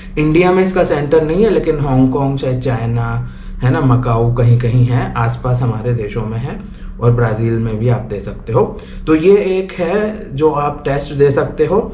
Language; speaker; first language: Hindi; native; Hindi